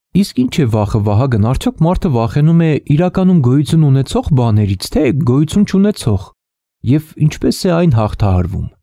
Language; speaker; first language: Armenian; native; Armenian